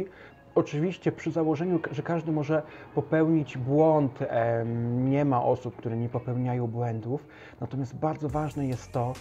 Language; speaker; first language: Polish; native; Polish